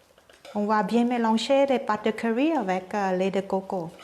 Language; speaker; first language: French; non-native, learner; Thai